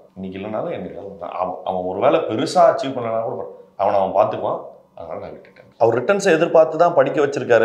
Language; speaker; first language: Tamil; native; Tamil